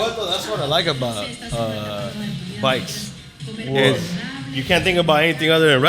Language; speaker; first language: English; native; English